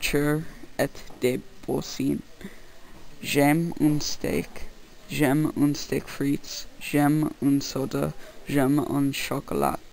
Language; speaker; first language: French; non-native, learner; English